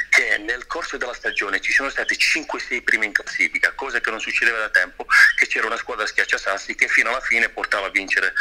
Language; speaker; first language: Italian; native; Italian